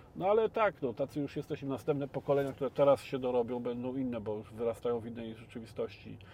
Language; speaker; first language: Polish; native; Polish